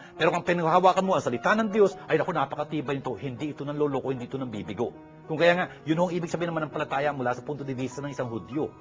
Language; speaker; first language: Filipino; native; Filipino